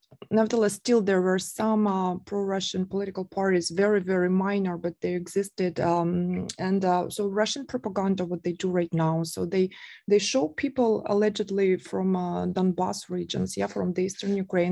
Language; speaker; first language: English; non-native, fluent; Russian